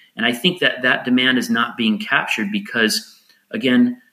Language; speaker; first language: English; native; English